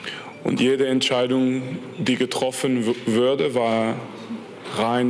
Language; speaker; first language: German; non-native, fluent; French